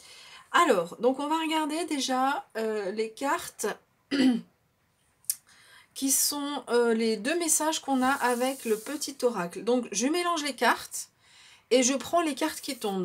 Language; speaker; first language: French; native; French